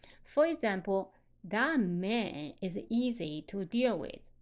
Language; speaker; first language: English; non-native, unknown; Chinese